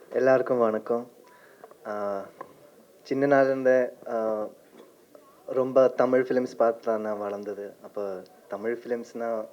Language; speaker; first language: Tamil; non-native, learner; Malayalam